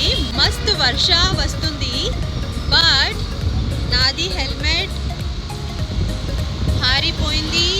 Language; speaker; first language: Telugu; non-native, local second language; Kannada